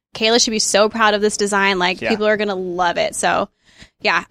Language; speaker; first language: English; native; English